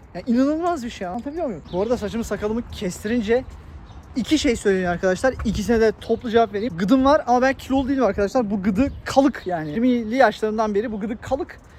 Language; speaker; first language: Turkish; native; Turkish